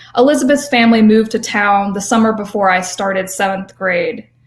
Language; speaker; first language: English; native; English